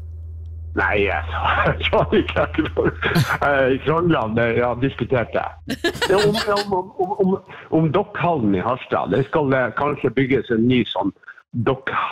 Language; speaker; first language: Norwegian; native; Norwegian